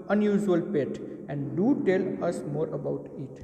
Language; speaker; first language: English; non-native, local second language; Gujarati